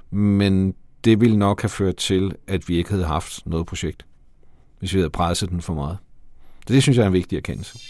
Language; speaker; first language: Danish; native; Danish